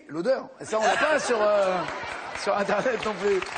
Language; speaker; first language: French; native; French